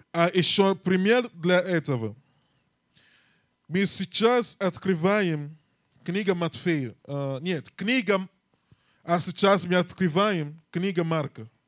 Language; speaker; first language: Russian; non-native, learner; English